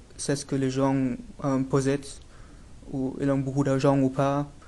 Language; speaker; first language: French; non-native, fluent; German